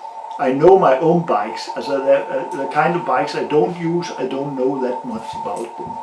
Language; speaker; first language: English; non-native, learner; Danish